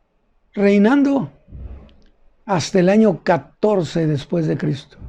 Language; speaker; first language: Spanish; native; Spanish